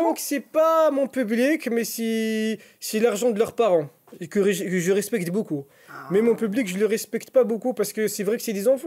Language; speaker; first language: French; native; French